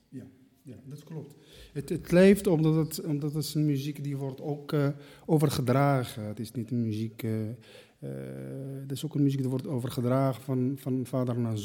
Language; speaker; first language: Dutch; non-native, fluent; Arabic